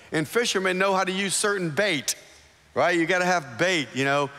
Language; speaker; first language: English; native; English